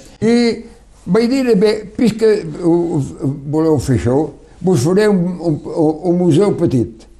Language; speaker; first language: Catalan; non-native, local second language; French